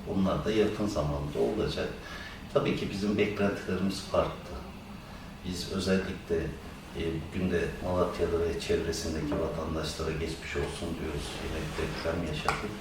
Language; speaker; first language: Turkish; native; Turkish